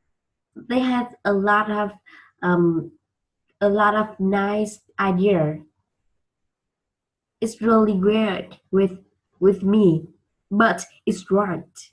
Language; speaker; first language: English; non-native, learner; Vietnamese